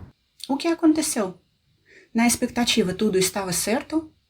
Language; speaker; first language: Portuguese; non-native, fluent; Russian